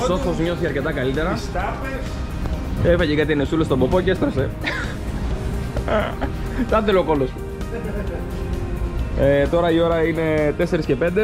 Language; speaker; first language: Greek; native; Greek